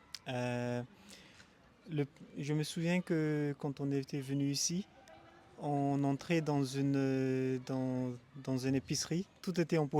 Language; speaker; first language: French; non-native, local second language; Malagasy